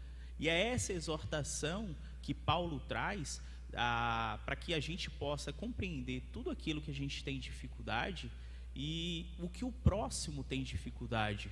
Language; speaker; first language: Portuguese; native; Portuguese